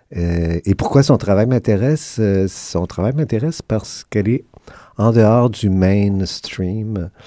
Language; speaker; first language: French; native; French